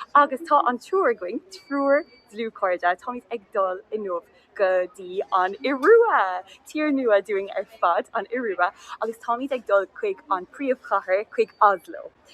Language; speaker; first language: Irish; non-native, local second language; English